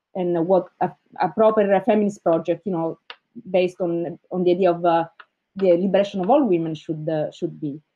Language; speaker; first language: English; non-native, fluent; Italian